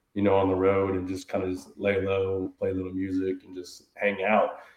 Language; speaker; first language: English; native; English